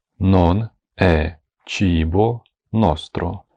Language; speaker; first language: Italian; non-native, fluent; Ukrainian